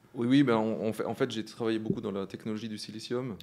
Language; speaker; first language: French; native; French